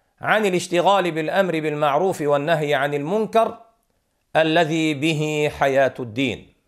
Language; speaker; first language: Arabic; native; Arabic